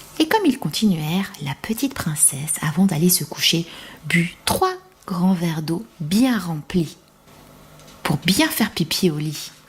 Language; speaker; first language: French; native; French